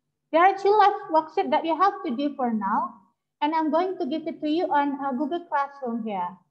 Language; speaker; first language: English; non-native, fluent; Indonesian